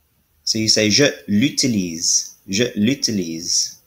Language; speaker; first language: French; non-native, learner; English